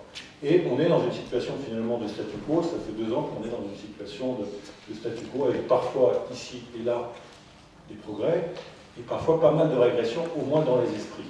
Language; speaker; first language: French; native; French